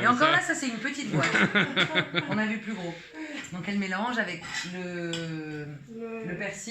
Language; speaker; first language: French; native; French